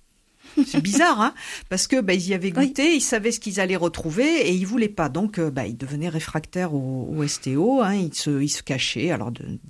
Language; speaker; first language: French; native; French